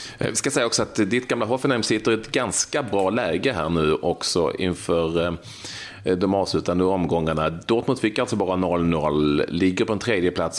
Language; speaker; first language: Swedish; native; Swedish